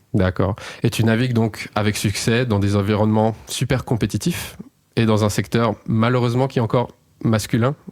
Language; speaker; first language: French; native; French